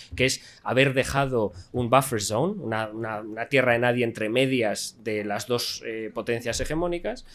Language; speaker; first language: Spanish; native; Spanish